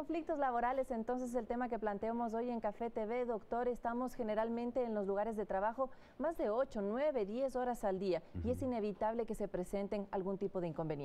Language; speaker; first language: Spanish; native; Spanish